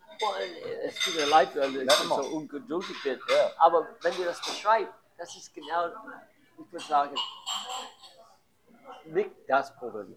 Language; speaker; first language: German; non-native, learner; English